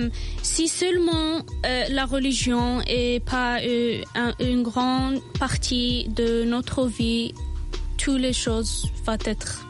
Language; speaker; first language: French; non-native, local second language; Arabic